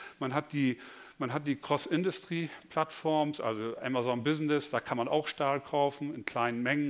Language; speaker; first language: German; native; German